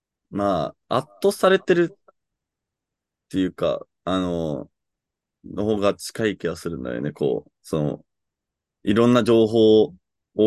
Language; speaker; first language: Japanese; non-native, fluent; English